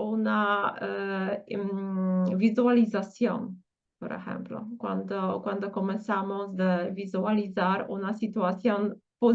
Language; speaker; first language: Spanish; non-native, fluent; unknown